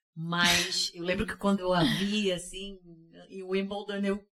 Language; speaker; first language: Portuguese; early bilingual, heritage; English